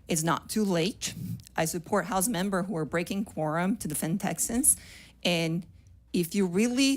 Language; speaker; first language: English; non-native, fluent; Portuguese